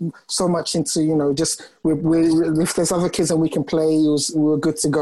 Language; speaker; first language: English; non-native, local second language; Ga